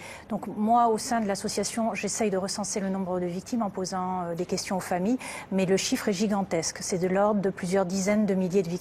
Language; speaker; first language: French; native; French